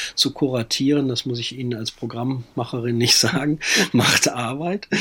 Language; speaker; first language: German; native; German